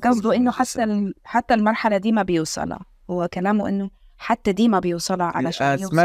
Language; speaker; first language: Arabic; native; Arabic